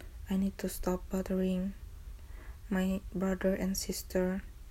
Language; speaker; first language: English; non-native, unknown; Indonesian